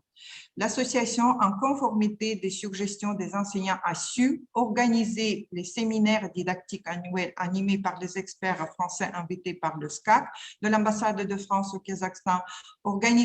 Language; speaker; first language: French; non-native, fluent; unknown